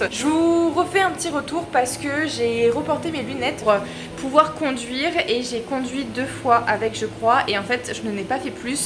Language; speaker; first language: French; native; French